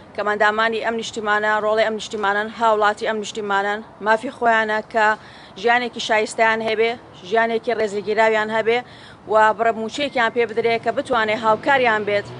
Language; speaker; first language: Central Kurdish; native; Central Kurdish